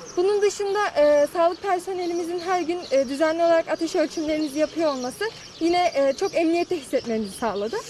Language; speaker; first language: Turkish; native; Turkish